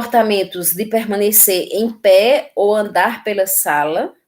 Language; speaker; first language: Portuguese; native; Portuguese